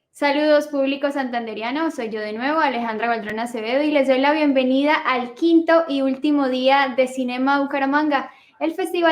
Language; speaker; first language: Spanish; native; Spanish